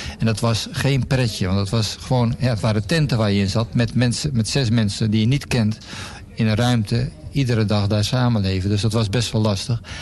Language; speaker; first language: Dutch; native; Dutch